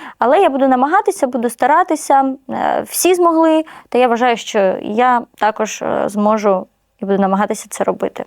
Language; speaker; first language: Ukrainian; non-native, local second language; Russian